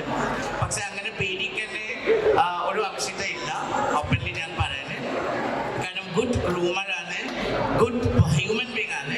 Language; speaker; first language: Malayalam; non-native, learner; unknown